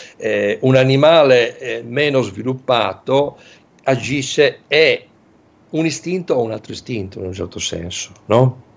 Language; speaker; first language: Italian; native; Italian